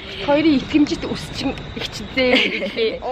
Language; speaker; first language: Mongolian; native; Mongolian